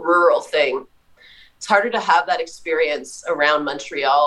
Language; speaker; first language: English; native; English